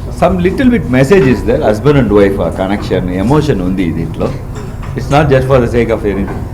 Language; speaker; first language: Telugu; non-native, learner; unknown